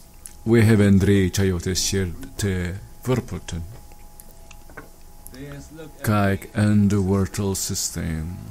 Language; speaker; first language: Dutch; non-native, learner; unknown